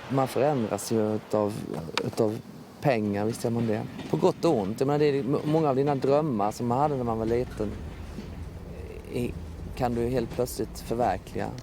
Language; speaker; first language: Swedish; native; Swedish